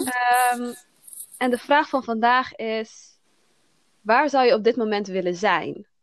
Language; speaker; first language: Dutch; early bilingual, other home language; Somali